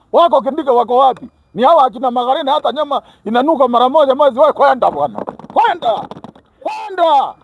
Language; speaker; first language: Swahili; non-native, local second language; Kikuyu